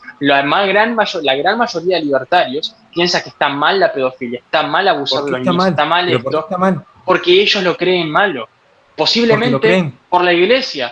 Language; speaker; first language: Spanish; native; Spanish